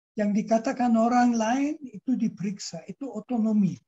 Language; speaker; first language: Indonesian; non-native, fluent; German